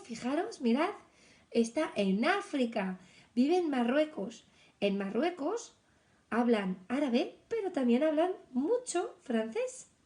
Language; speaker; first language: Spanish; non-native, fluent; French